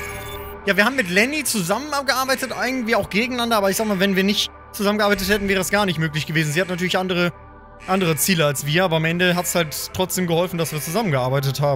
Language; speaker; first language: German; native; German